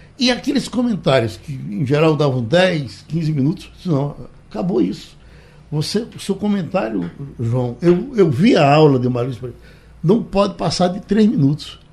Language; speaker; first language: Portuguese; native; Portuguese